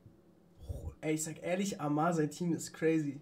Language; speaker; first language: German; native; German